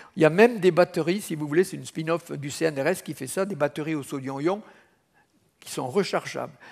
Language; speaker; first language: French; native; French